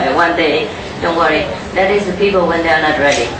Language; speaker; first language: English; non-native, fluent; Vietnamese